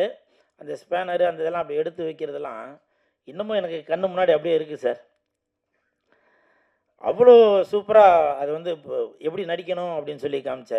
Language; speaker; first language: Tamil; native; Tamil